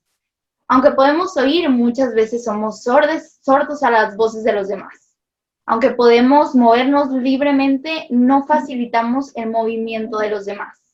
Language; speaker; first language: Spanish; native; Spanish